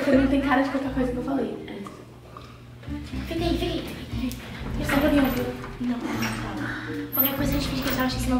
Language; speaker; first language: Portuguese; native; Portuguese